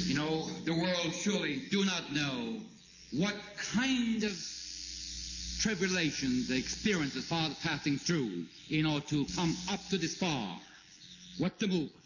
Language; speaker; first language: English; non-native, fluent; Korean